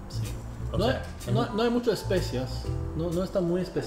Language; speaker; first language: Spanish; non-native, fluent; English